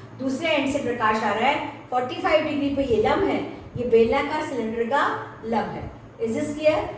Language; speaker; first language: Hindi; native; Hindi